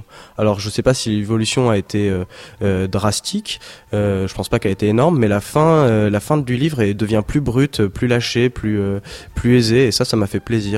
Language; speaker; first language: French; native; French